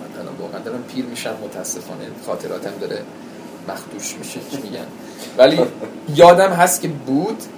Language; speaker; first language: Persian; early bilingual, heritage; Persian